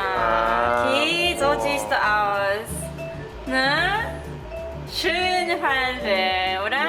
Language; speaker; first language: German; non-native, learner; Japanese